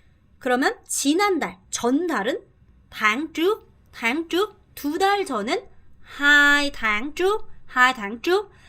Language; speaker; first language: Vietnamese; non-native, fluent; Korean